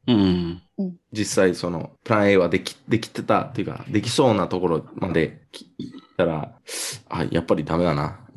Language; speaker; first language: Japanese; non-native, fluent; English